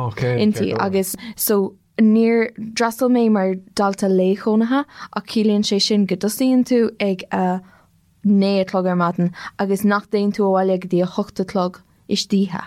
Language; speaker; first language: Irish; non-native, local second language; English